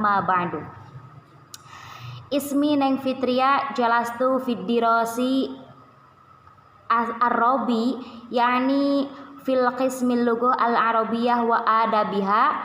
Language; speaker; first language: Arabic; non-native, learner; Indonesian